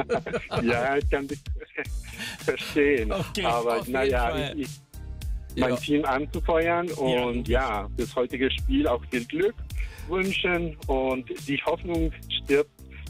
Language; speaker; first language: German; non-native, fluent; Spanish